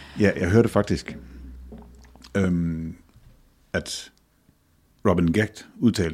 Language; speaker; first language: Danish; native; Danish